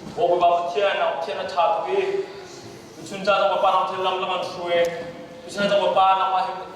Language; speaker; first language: Burmese; non-native, local second language; Hakha Chin